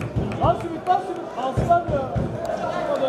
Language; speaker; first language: Turkish; native; Turkish